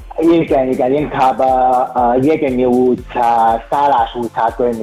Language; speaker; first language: Hungarian; non-native, learner; Chinese